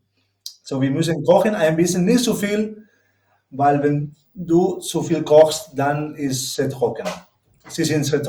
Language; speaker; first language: German; non-native, learner; Spanish